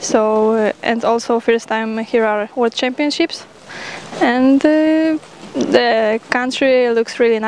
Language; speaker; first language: English; non-native, learner; Polish